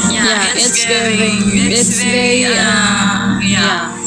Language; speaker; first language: English; non-native, learner; Filipino